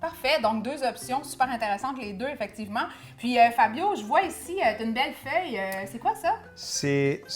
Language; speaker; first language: French; native; French